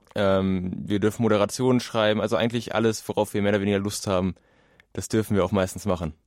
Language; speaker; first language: German; native; German